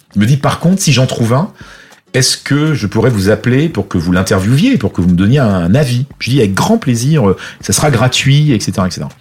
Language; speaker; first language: French; native; French